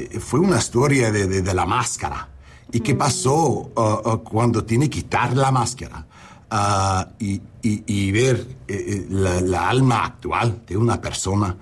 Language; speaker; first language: Spanish; non-native, learner; English